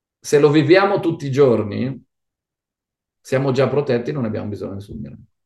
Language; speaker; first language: Italian; non-native, fluent; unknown